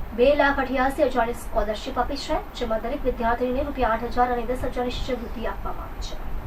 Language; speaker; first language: Gujarati; native; Gujarati